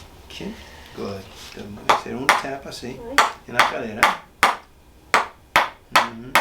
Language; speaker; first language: Spanish; early bilingual, heritage; Spanish